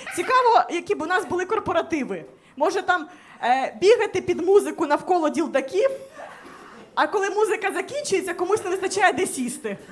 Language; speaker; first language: Ukrainian; native; Ukrainian